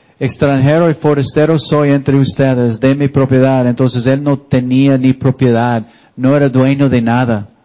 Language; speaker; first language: Spanish; non-native, fluent; English